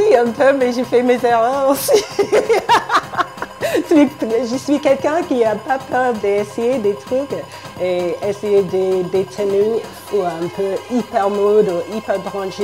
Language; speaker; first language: French; non-native, fluent; English